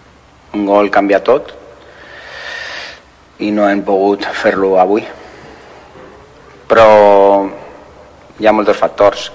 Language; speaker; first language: Catalan; non-native, fluent; Spanish